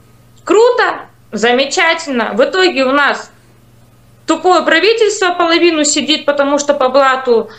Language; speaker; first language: Russian; native; Russian